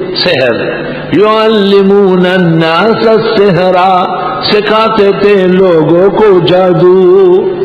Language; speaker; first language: Urdu; non-native, local second language; Pashto